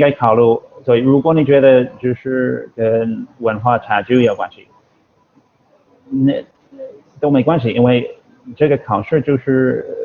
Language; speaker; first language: Chinese; non-native, fluent; English